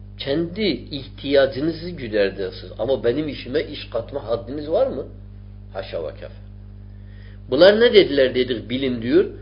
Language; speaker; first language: Turkish; non-native, fluent; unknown